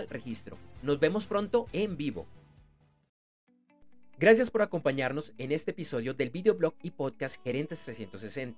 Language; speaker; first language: Spanish; native; Spanish